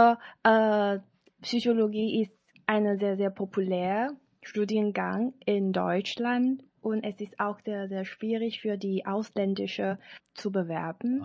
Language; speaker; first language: German; non-native, learner; Chinese